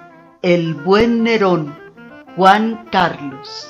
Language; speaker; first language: Spanish; native; Spanish